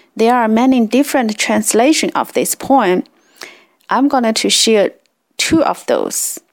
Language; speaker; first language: English; non-native, fluent; Chinese